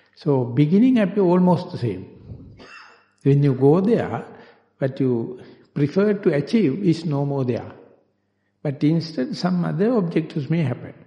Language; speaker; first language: English; non-native, local second language; Sinhala